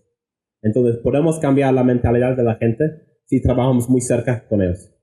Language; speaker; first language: Spanish; non-native, fluent; English